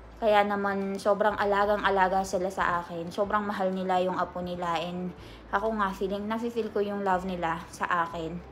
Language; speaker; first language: Filipino; native; Filipino